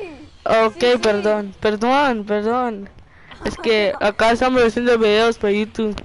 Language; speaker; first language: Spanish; early bilingual, heritage; Spanish